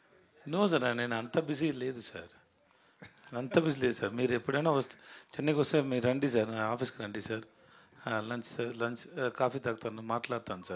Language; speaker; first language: Telugu; non-native, learner; Tamil